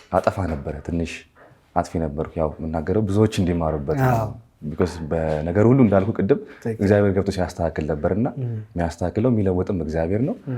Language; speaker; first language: Amharic; native; Amharic